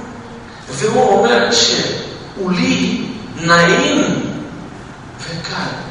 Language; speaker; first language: Hebrew; non-native, fluent; Russian